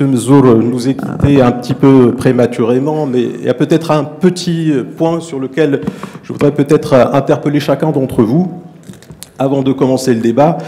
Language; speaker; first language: French; non-native, local second language; Arabic